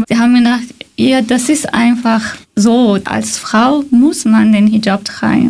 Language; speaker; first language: German; non-native, fluent; Persian